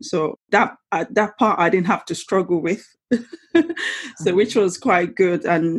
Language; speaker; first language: English; non-native, local second language; Yoruba